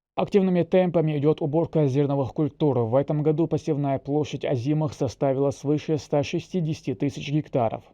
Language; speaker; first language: Russian; non-native, local second language; Chechen